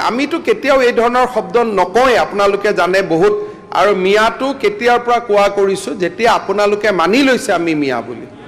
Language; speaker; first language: Assamese; native; Assamese